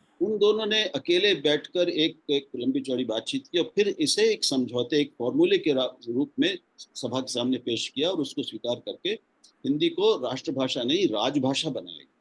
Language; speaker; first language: Hindi; non-native, local second language; Punjabi